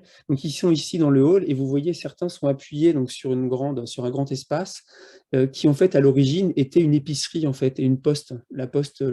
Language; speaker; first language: French; native; French